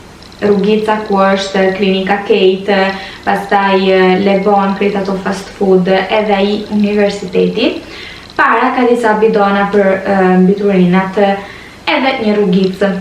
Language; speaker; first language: Albanian; early bilingual, heritage; Albanian